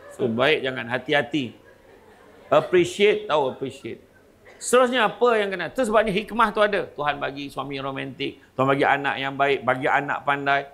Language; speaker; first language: Malay; native; Malay